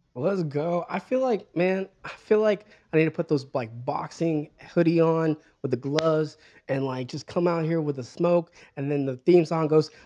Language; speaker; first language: English; early bilingual, other home language; Filipino